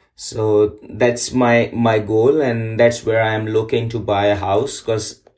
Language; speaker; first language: English; non-native, local second language; Urdu